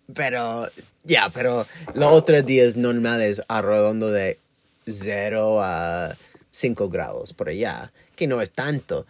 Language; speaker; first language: Spanish; non-native, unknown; English